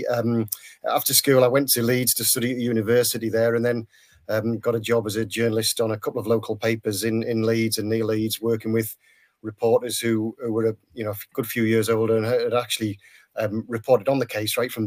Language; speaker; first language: English; native; English